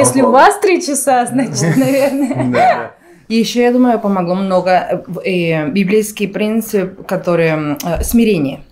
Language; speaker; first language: Russian; non-native, fluent; Spanish